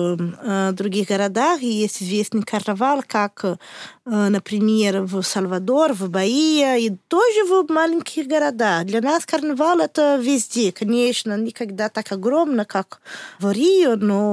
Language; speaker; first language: Russian; non-native, learner; Portuguese